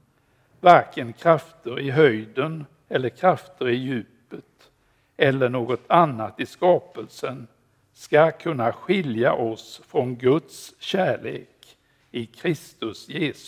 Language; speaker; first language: Swedish; native; Swedish